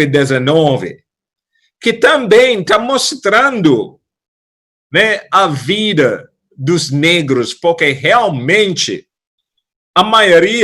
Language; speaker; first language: Portuguese; non-native, fluent; English